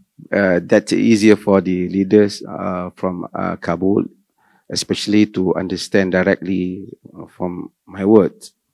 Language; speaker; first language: English; non-native, local second language; Malay